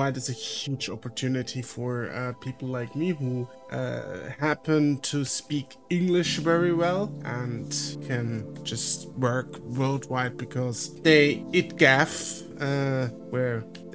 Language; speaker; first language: English; non-native, fluent; German